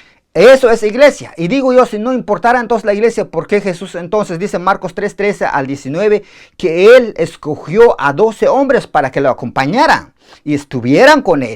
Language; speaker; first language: Spanish; native; Spanish